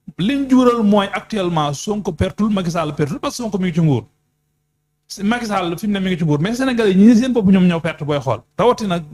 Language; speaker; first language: Wolof; native; Wolof